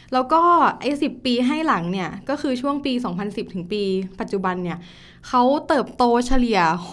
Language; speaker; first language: Thai; native; Thai